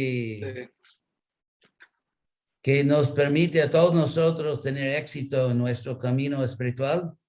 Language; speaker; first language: Spanish; non-native, fluent; English